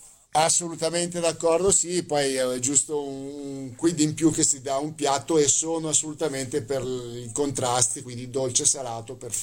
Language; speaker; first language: Italian; native; Italian